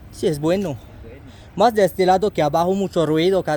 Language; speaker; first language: Spanish; non-native, learner; French